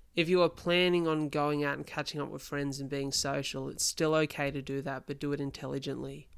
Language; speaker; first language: English; native; English